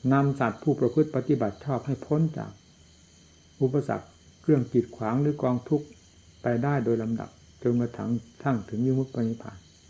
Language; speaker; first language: Thai; non-native, local second language; Northeastern Thai